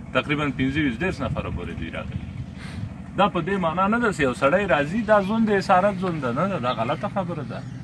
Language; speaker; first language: Pashto; native; Pashto